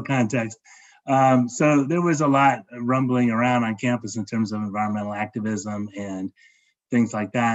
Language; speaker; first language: English; native; English